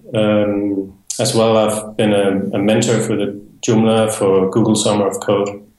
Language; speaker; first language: English; non-native, fluent; Danish